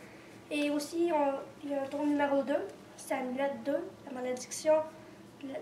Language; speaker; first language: French; native; French